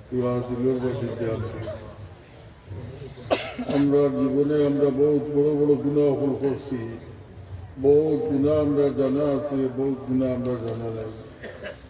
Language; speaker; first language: Urdu; non-native, local second language; Bangla